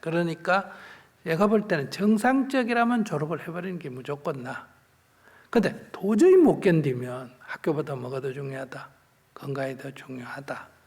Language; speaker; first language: Korean; native; Korean